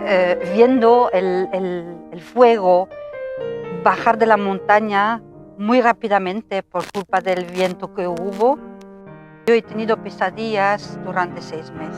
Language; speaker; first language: Spanish; non-native, fluent; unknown